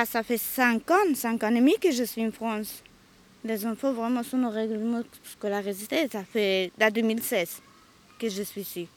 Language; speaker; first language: French; non-native, learner; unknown